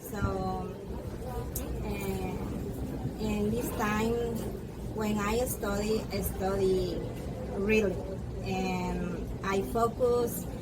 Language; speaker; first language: English; non-native, learner; Spanish